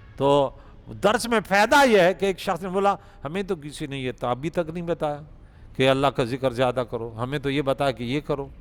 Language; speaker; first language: Urdu; non-native, local second language; Pashto